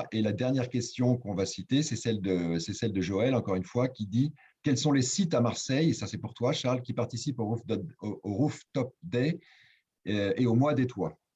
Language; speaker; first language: French; native; French